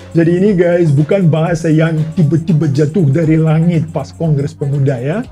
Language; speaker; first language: Indonesian; non-native, fluent; Russian